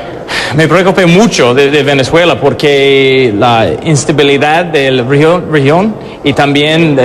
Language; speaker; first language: Spanish; non-native, fluent; English